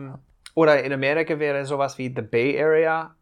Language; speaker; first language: German; non-native, fluent; English